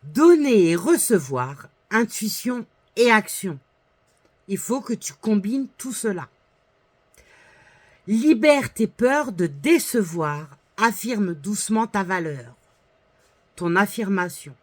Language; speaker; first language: French; native; French